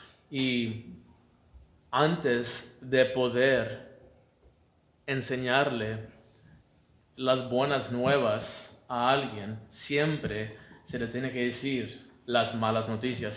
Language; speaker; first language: Spanish; native; Spanish